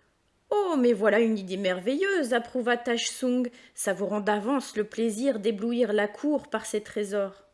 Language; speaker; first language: French; native; French